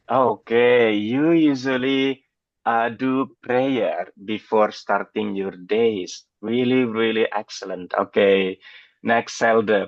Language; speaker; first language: English; non-native, fluent; Indonesian